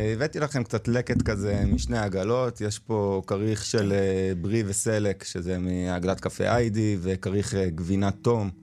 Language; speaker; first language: Hebrew; native; Hebrew